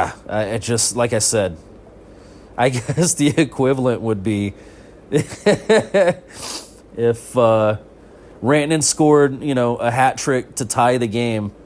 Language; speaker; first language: English; native; English